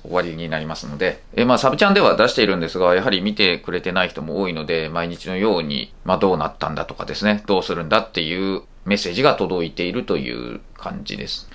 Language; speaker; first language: Japanese; native; Japanese